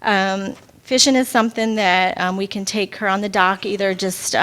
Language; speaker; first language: English; native; English